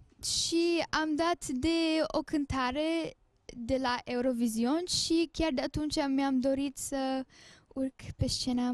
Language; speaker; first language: Romanian; early bilingual, heritage; Romanian